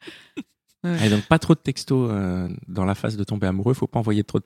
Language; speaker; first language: French; native; French